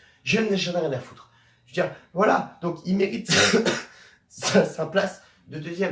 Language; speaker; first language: French; native; French